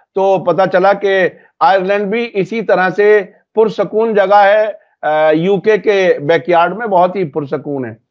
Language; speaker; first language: Hindi; native; Hindi